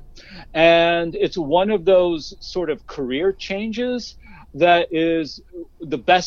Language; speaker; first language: English; native; English